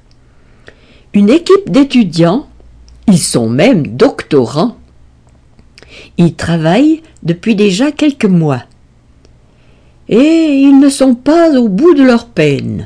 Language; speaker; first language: French; native; French